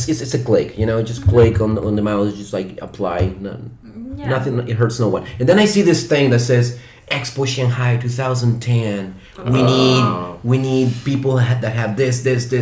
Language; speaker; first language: English; non-native, fluent; Spanish